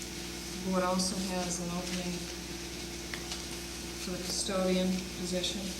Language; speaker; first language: English; native; English